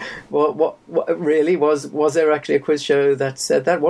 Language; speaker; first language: English; native; English